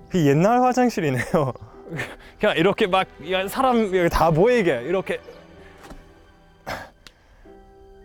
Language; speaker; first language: Korean; non-native, fluent; English